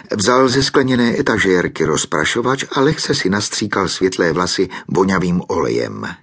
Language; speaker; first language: Czech; native; Czech